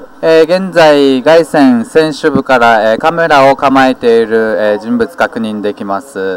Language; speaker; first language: Japanese; native; Japanese